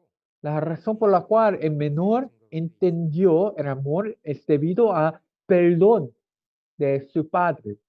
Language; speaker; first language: Spanish; non-native, learner; Korean